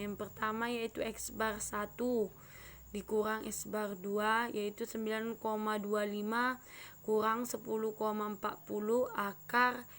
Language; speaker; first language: Indonesian; native; Indonesian